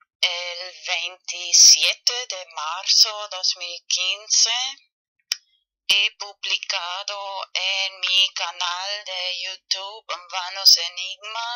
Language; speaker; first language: Spanish; non-native, fluent; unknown